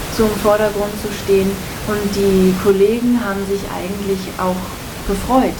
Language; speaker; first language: German; native; German